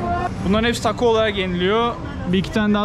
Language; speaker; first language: Turkish; native; Turkish